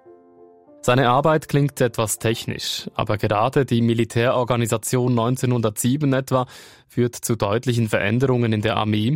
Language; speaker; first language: German; native; German